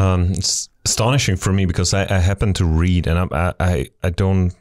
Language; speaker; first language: English; non-native, fluent; Czech